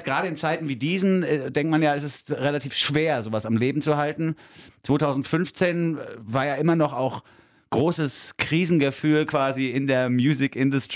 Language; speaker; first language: German; native; German